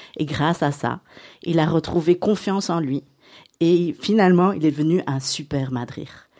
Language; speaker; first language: French; native; French